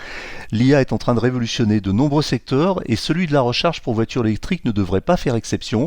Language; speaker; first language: French; native; French